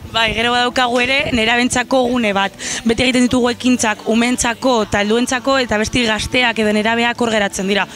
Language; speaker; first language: Basque; non-native, local second language; Spanish